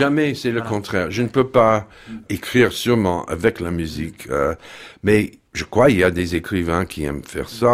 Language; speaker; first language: French; non-native, fluent; English